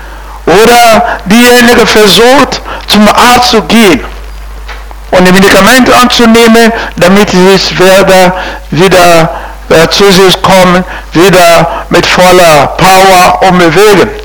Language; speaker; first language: German; non-native, fluent; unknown